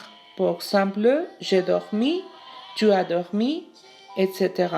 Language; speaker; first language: French; non-native, learner; Spanish